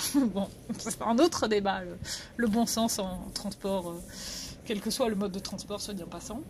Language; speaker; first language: French; native; French